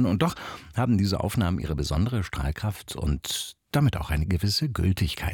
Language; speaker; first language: German; native; German